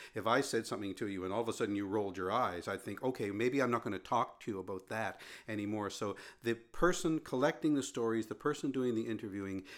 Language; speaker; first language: English; native; English